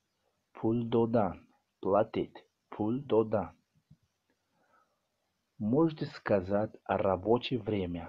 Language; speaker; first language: Russian; non-native, learner; Tajik